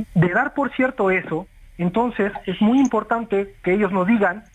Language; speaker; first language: Spanish; native; Spanish